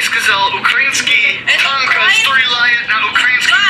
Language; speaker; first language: Russian; non-native, learner; English